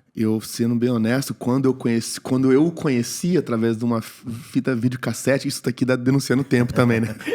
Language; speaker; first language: Portuguese; native; Portuguese